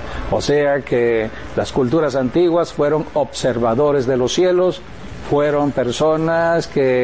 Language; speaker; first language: Spanish; native; Spanish